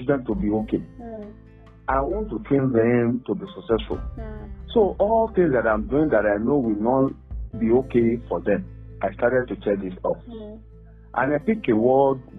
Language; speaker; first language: English; non-native, local second language; Yoruba